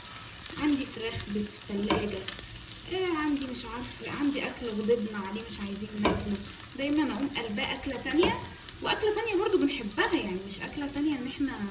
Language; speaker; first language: Arabic; native; Arabic